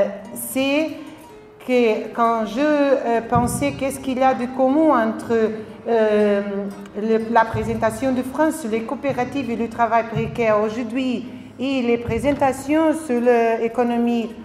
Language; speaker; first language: French; non-native, learner; Spanish